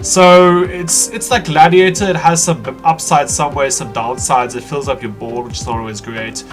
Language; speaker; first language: English; native; English